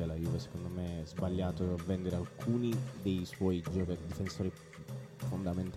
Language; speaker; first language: Italian; native; Italian